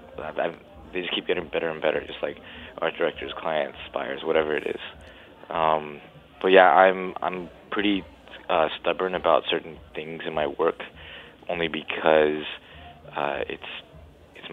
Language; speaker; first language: English; non-native, local second language; Cantonese